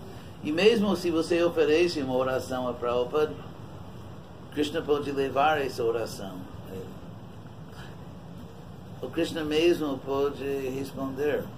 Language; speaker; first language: Portuguese; non-native, fluent; English